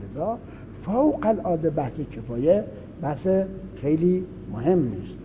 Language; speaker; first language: Persian; native; Persian